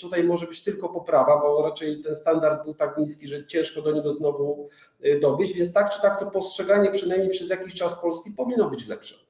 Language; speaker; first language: Polish; native; Polish